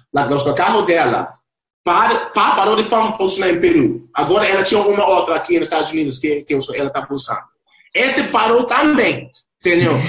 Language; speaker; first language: Portuguese; non-native, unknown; Spanish